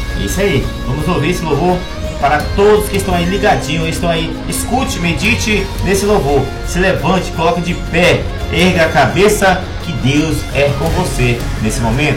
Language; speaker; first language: Portuguese; native; Portuguese